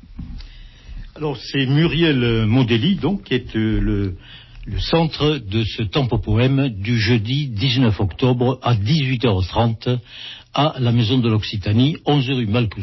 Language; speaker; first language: French; native; French